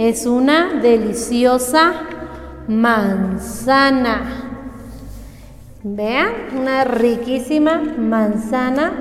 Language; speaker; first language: Spanish; non-native, local second language; Kaqchikel